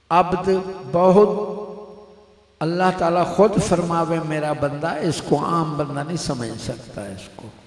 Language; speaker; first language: Urdu; native; Urdu